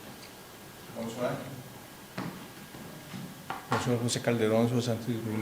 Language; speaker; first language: French; non-native, fluent; Spanish